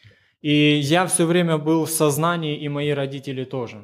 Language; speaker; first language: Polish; non-native, learner; Ukrainian